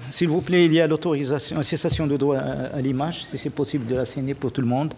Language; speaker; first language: French; non-native, fluent; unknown